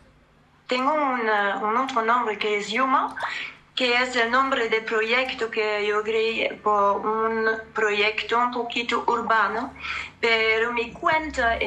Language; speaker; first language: Spanish; non-native, fluent; French